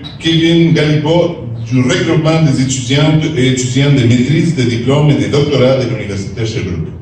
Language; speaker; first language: French; native; French